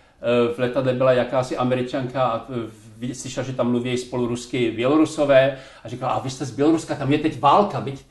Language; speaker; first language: Czech; native; Czech